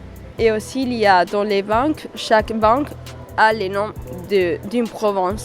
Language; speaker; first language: French; non-native, fluent; Spanish